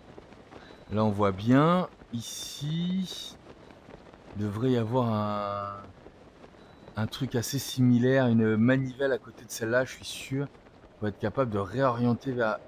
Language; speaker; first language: French; native; French